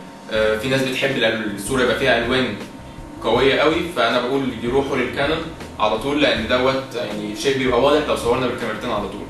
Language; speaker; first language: Arabic; native; Arabic